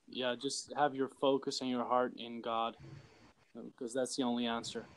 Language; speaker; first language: English; early bilingual, heritage; English